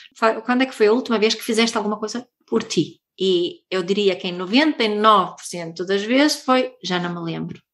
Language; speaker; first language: Portuguese; non-native, fluent; Swedish